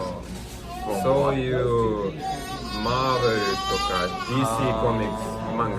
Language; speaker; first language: Japanese; non-native, learner; English